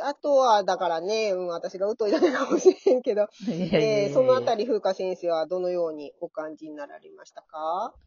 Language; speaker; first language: Japanese; native; Japanese